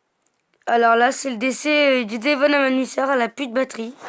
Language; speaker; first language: French; native; French